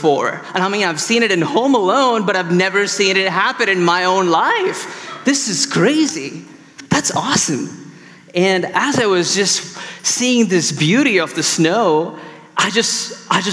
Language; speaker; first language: English; non-native, local second language; Tamil